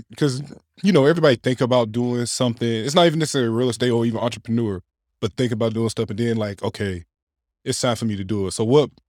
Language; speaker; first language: English; native; English